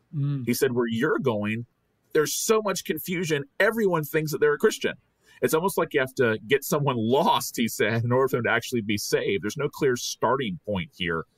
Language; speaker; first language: English; native; English